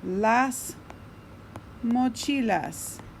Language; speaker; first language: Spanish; non-native, fluent; English